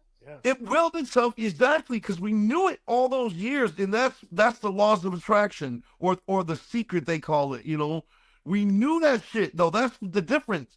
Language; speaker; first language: English; native; English